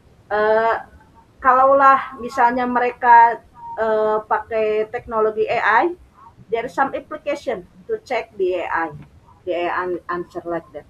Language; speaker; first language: English; non-native, learner; Indonesian